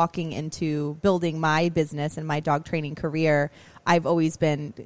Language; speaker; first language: English; native; English